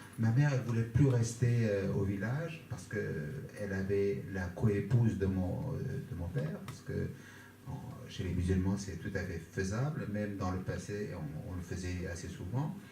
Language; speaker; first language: French; non-native, fluent; Kurdish